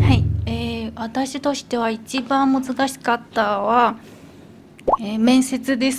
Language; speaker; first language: Japanese; non-native, fluent; Chinese